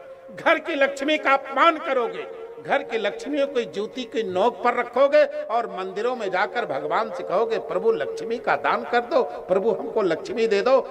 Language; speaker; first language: Hindi; native; Hindi